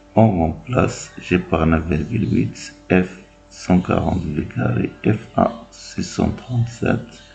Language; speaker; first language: French; non-native, local second language; Arabic